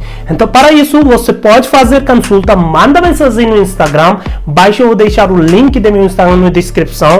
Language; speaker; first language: Portuguese; non-native, learner; Hindi